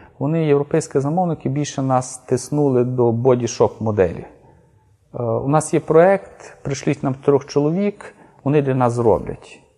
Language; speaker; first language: Ukrainian; native; Ukrainian